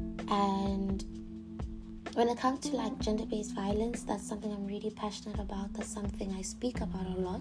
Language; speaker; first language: English; non-native, local second language; Tswana